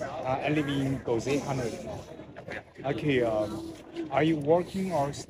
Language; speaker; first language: English; non-native, learner; Chinese